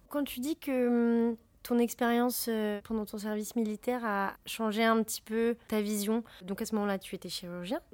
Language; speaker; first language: French; native; French